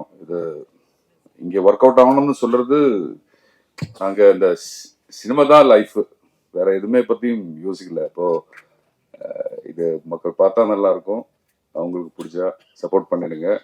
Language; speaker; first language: Tamil; non-native, learner; Malayalam